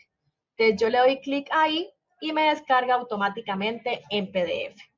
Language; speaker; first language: Spanish; native; Spanish